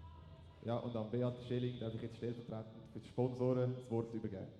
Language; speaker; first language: German; native; German